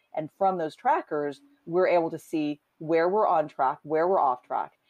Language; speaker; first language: English; native; English